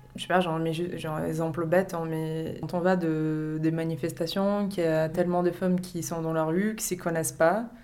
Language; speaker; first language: French; non-native, fluent; Portuguese